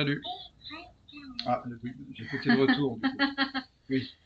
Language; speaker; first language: French; native; French